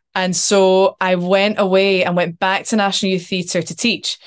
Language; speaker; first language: English; native; English